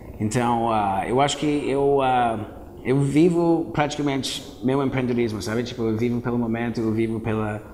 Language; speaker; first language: Portuguese; non-native, fluent; English